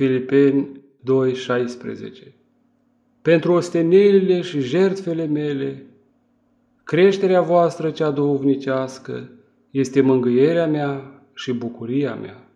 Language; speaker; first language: Romanian; native; Romanian